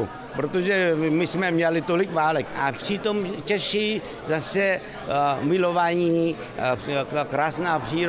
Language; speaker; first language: Czech; non-native, fluent; Vietnamese